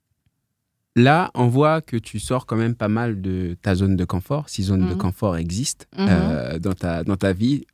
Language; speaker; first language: French; native; French